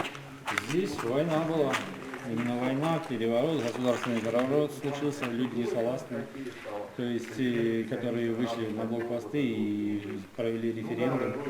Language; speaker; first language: Russian; native; Russian